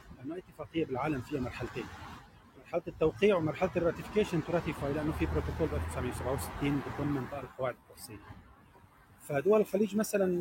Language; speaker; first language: Arabic; native; Arabic